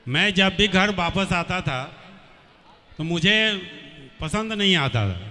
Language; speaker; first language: Hindi; native; Hindi